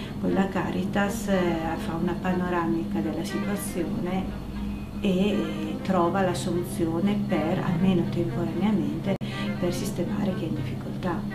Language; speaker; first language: Italian; native; Italian